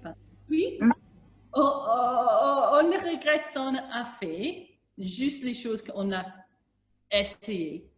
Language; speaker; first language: French; non-native, learner; English